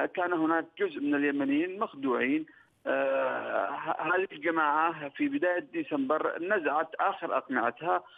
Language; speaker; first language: Arabic; native; Arabic